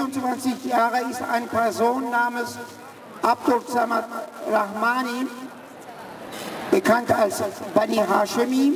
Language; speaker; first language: German; early bilingual, other home language; Persian